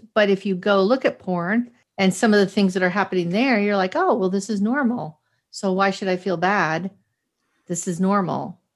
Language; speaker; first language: English; native; English